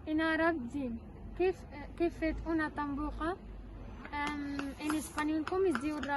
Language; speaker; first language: Catalan; non-native, learner; Arabic